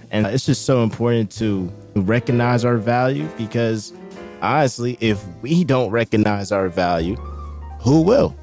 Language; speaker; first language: English; native; English